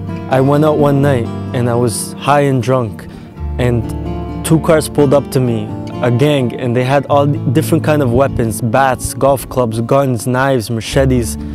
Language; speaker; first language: English; early bilingual, other home language; Arabic